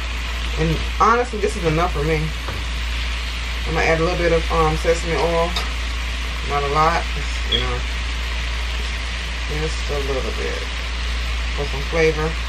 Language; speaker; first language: English; native; English